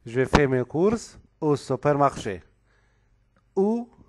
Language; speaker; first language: French; non-native, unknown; Arabic